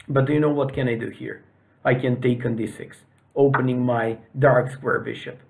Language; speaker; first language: English; non-native, fluent; Serbian